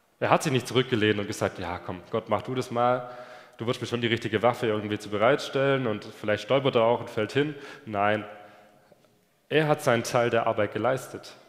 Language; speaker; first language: German; native; German